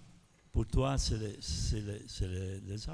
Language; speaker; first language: French; non-native, fluent; Italian